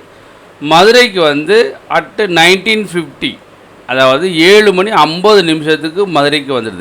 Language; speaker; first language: Tamil; native; Tamil